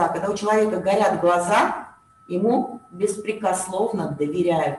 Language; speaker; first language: Russian; native; Russian